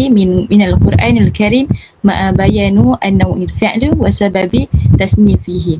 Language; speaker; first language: Arabic; non-native, learner; Malay